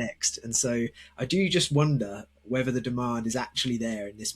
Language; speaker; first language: English; native; English